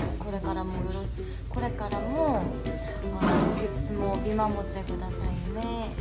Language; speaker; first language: Japanese; non-native, learner; Korean